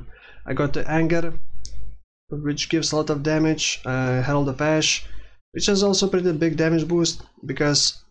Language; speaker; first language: English; non-native, fluent; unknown